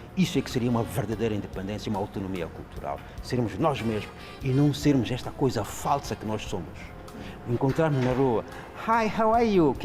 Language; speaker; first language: Portuguese; non-native, local second language; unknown